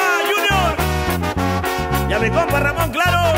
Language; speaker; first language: Spanish; native; Spanish